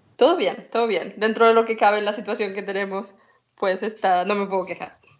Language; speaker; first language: Spanish; native; Spanish